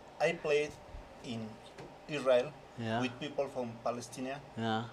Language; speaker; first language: English; non-native, learner; Spanish